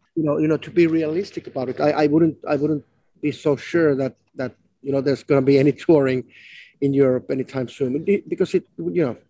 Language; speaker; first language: English; non-native, fluent; Finnish